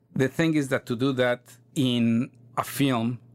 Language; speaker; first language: English; non-native, fluent; Spanish